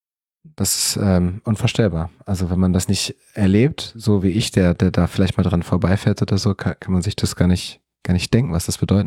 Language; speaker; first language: German; native; German